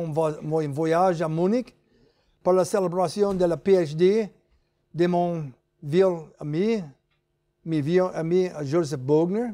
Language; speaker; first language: French; non-native, learner; English